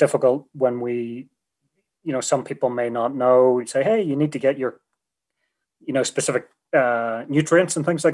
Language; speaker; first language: English; native; English